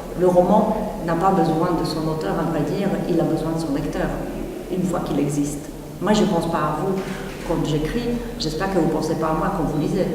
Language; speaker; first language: French; non-native, fluent; Czech